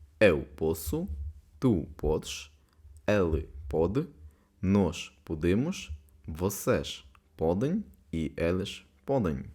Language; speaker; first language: Portuguese; non-native, fluent; Ukrainian